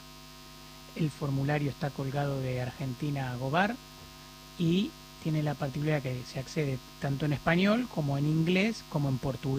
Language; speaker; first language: Spanish; native; Spanish